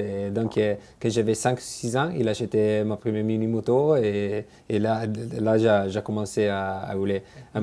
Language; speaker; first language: French; non-native, fluent; Italian